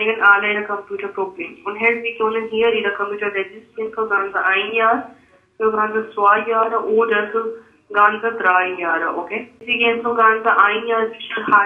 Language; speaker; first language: German; non-native, learner; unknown